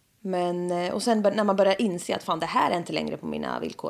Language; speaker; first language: Swedish; native; Swedish